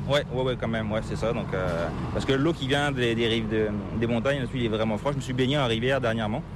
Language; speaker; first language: French; native; French